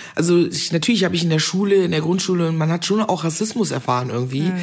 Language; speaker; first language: German; native; German